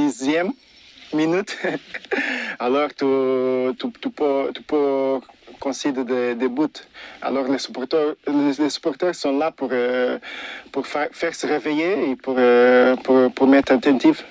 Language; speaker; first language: French; non-native, fluent; Portuguese